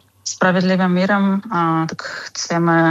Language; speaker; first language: Czech; non-native, learner; Ukrainian